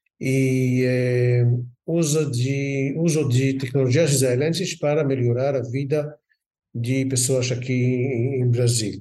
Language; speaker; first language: Portuguese; non-native, fluent; Hebrew